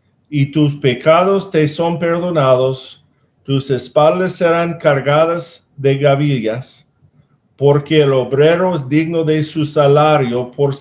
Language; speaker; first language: Spanish; non-native, fluent; English